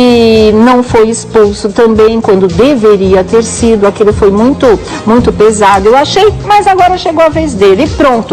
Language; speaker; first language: Portuguese; native; Portuguese